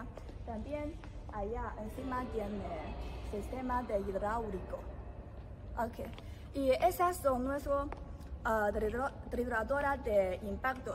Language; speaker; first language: Spanish; non-native, learner; Chinese